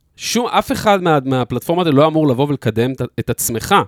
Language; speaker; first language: Hebrew; native; Hebrew